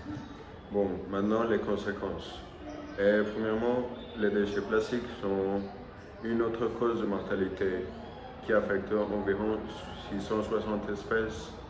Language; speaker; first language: French; non-native, learner; Spanish